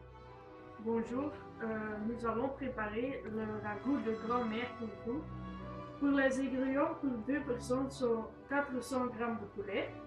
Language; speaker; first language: French; non-native, learner; Dutch